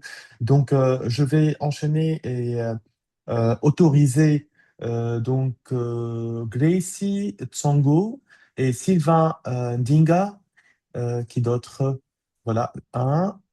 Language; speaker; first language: French; native; French